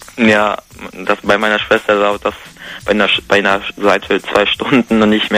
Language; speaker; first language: German; native; German